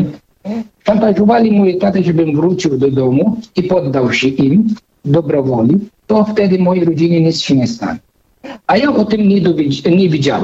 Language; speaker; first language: Polish; non-native, fluent; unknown